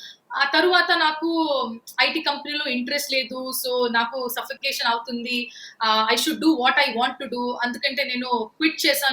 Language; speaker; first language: Telugu; non-native, local second language; Kannada